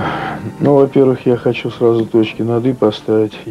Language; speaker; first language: Russian; native; Russian